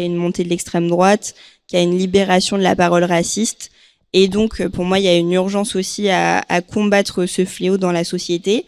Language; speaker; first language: French; native; French